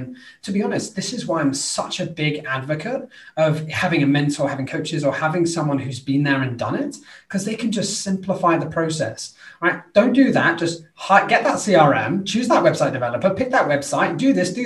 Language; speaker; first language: English; native; English